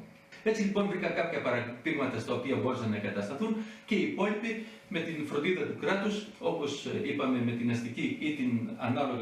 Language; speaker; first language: Greek; native; Greek